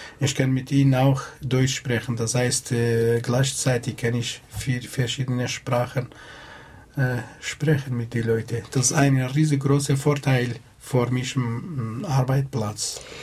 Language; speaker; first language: German; non-native, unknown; Kurdish